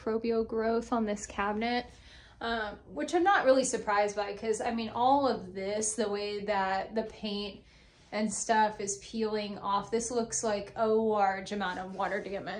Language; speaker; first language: English; native; English